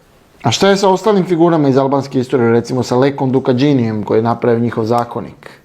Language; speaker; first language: Serbian; native; Serbian